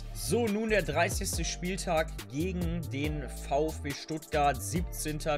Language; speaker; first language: German; native; German